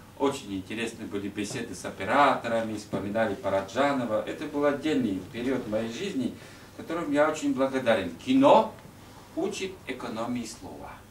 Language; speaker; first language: Russian; non-native, local second language; Udmurt